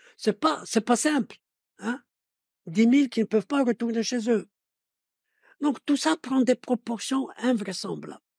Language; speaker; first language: French; non-native, local second language; Arabic